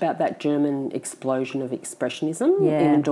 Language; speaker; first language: English; native; English